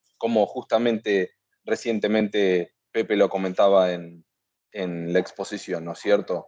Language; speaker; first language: Spanish; native; Spanish